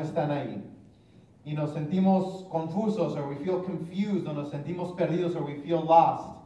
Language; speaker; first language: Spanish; early bilingual, heritage; English